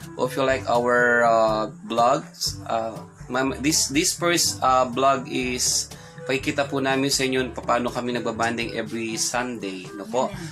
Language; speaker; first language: Filipino; non-native, local second language; Pampanga